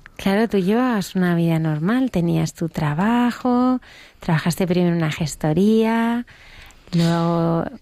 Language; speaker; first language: Spanish; native; Spanish